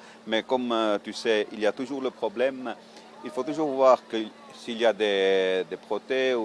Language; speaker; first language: French; non-native, fluent; Italian